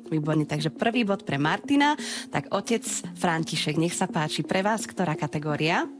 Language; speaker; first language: Slovak; native; Slovak